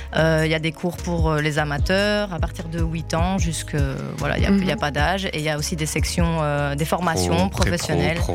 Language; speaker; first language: French; native; French